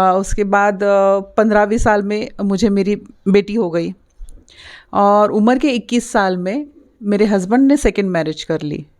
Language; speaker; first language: Hindi; non-native, local second language; Marathi